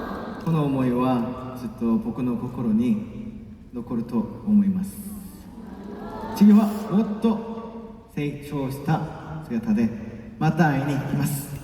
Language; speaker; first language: Japanese; non-native, learner; Korean